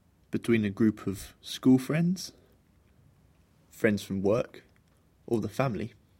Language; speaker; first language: English; native; English